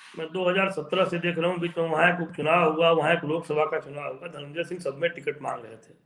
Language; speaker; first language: Hindi; native; Hindi